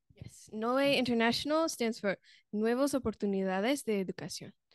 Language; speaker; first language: Spanish; non-native, fluent; English